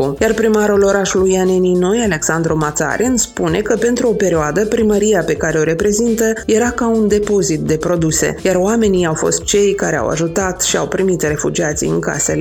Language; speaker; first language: Romanian; native; Romanian